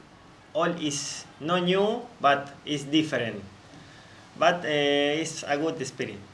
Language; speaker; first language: English; non-native, learner; Spanish